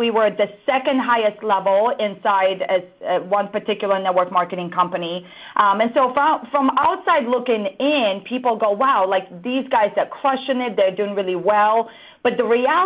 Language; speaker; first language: English; non-native, fluent; Russian